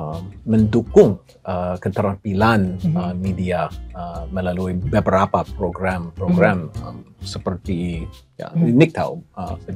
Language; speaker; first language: Indonesian; non-native, fluent; English